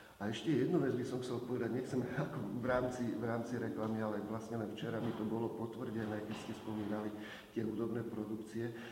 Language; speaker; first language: Slovak; native; Slovak